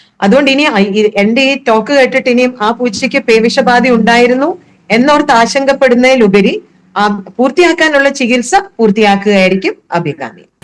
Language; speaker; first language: Malayalam; native; Malayalam